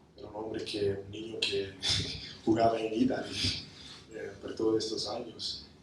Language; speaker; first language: Spanish; non-native, fluent; English